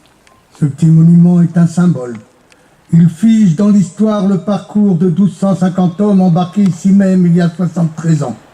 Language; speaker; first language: French; native; French